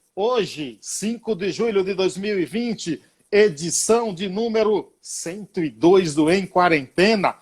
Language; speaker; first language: Portuguese; native; Portuguese